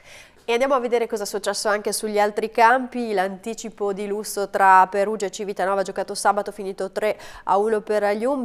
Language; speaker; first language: Italian; native; Italian